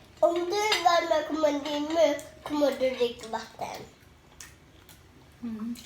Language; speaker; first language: Swedish; early bilingual, other home language; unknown